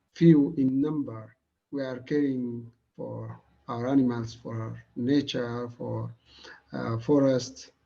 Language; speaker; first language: English; non-native, local second language; Amharic